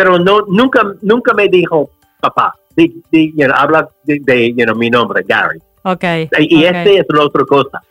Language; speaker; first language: Spanish; non-native, learner; English